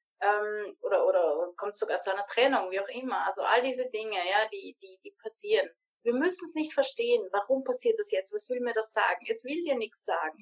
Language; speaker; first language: German; native; German